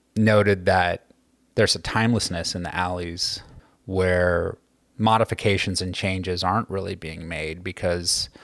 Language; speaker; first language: English; native; English